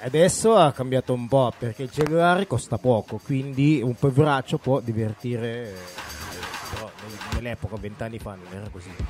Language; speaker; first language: Italian; non-native, fluent; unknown